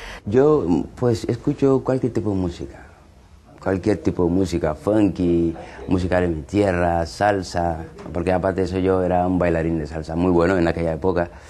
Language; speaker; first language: Spanish; native; Spanish